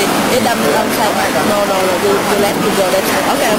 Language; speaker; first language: English; non-native, learner; Vietnamese